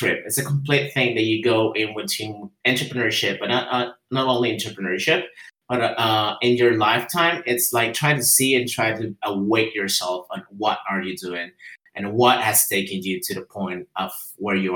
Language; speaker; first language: English; non-native, fluent; Spanish